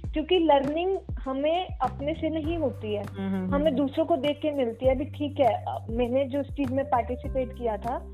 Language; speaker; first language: Hindi; native; Hindi